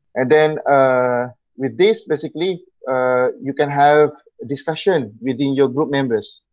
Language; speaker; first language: English; non-native, local second language; Malay